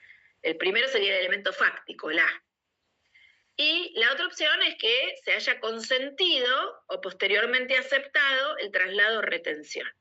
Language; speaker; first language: Spanish; native; Spanish